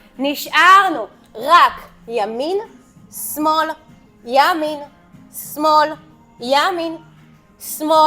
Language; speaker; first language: Hebrew; native; Hebrew